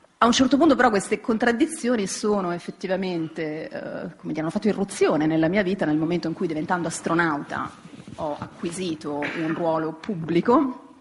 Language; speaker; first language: Italian; native; Italian